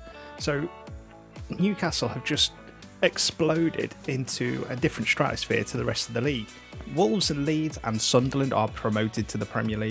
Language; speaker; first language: English; native; English